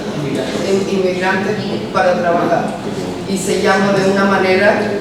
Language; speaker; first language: Spanish; early bilingual, heritage; Spanish